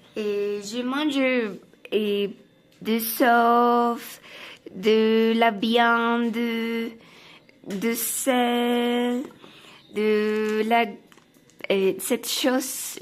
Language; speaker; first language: French; non-native, learner; Spanish